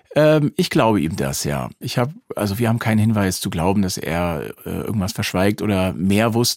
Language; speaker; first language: German; native; German